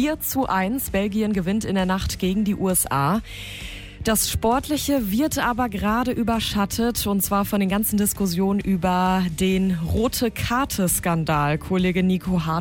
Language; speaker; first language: German; native; German